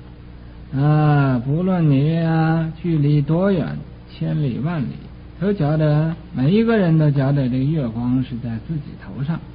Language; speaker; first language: Chinese; native; Chinese